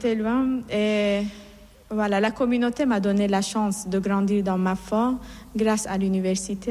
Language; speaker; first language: French; non-native, fluent; Assyrian Neo-Aramaic